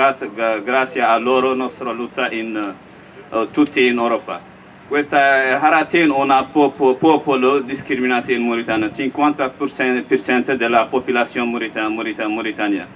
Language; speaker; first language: Italian; non-native, learner; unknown